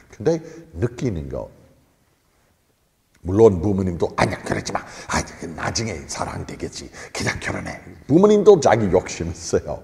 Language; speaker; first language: Korean; non-native, fluent; English